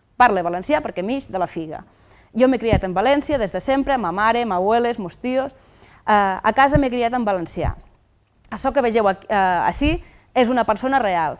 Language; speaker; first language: Catalan; native; Catalan